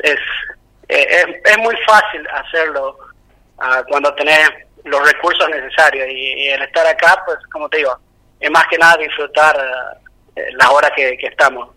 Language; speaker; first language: Spanish; native; Spanish